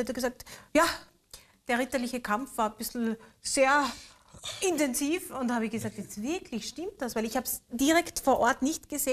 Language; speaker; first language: German; native; German